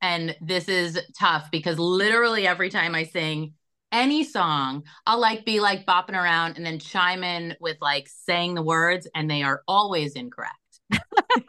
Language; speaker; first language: English; native; English